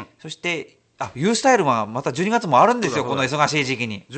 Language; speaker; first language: Japanese; native; Japanese